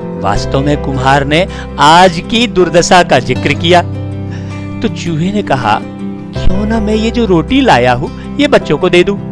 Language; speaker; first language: Hindi; native; Hindi